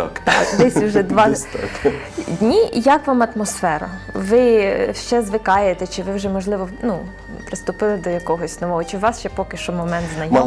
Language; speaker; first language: Ukrainian; native; Ukrainian